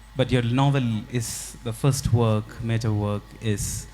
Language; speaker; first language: English; non-native, local second language; Malayalam